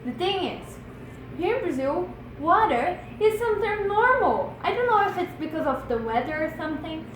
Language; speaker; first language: English; non-native, fluent; Portuguese